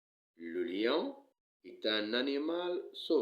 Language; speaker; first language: French; non-native, local second language; Arabic